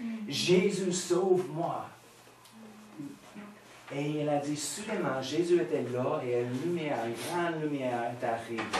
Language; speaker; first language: French; non-native, fluent; English